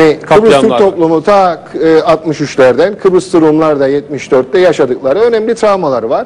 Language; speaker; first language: Turkish; native; Turkish